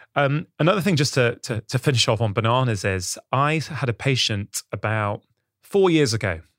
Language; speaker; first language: English; early bilingual, other home language; Hindi